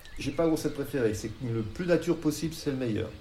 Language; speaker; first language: French; native; French